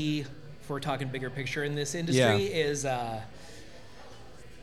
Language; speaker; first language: English; native; English